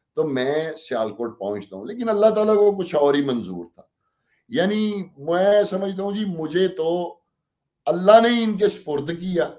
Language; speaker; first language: Urdu; non-native, local second language; Punjabi